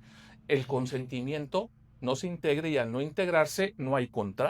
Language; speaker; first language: Spanish; native; Spanish